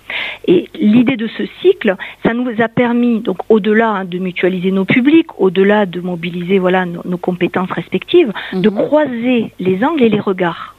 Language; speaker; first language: French; native; French